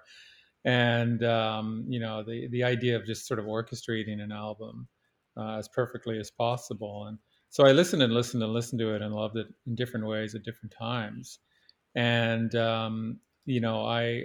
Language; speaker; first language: English; native; English